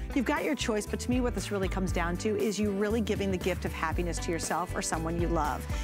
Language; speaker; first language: English; native; English